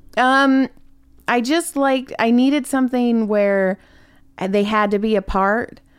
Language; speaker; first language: English; native; English